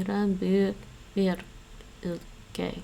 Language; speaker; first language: Turkish; non-native, learner; English